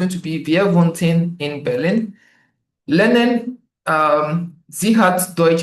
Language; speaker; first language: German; non-native, fluent; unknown